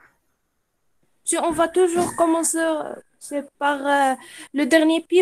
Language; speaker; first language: French; non-native, local second language; Arabic